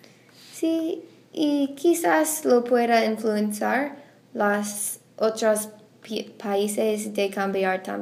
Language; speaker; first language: Spanish; non-native, learner; English